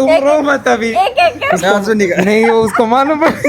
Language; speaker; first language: Hindi; non-native, local second language; Malayalam